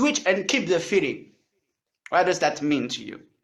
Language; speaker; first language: English; non-native, learner; French